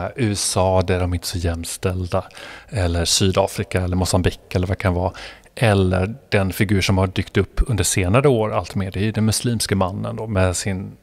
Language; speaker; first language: Swedish; non-native, fluent; Spanish